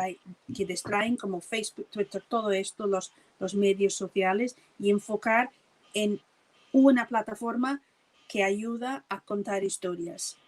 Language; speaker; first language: Spanish; non-native, fluent; English